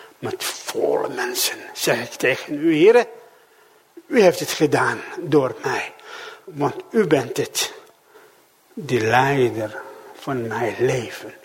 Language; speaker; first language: Dutch; non-native, fluent; Arabic